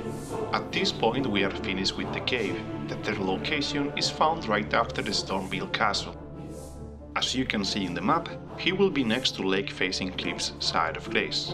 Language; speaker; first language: English; non-native, fluent; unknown